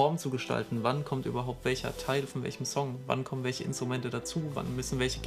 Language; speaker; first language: German; native; German